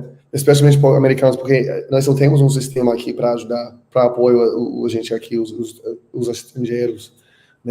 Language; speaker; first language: Portuguese; non-native, learner; English